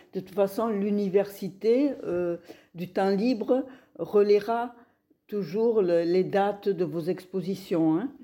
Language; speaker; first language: French; native; French